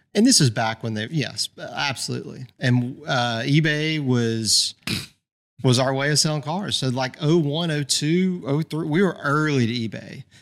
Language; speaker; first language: English; native; English